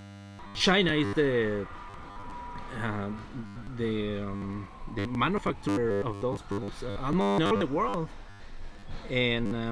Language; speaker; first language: English; non-native, learner; Spanish